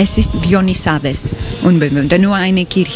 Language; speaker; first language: German; non-native, learner; Greek